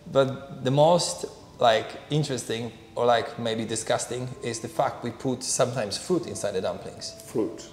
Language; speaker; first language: English; non-native, fluent; Polish